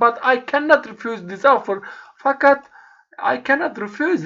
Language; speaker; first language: English; non-native, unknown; Turkish